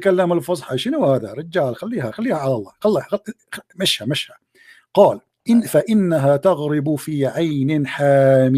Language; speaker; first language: Arabic; native; Arabic